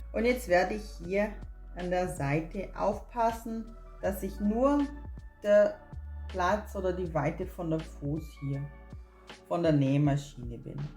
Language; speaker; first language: German; non-native, fluent; Portuguese